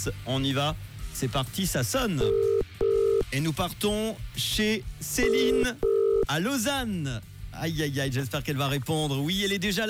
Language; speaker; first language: French; native; French